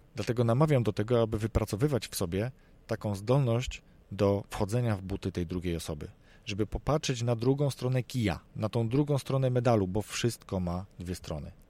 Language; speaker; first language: Polish; native; Polish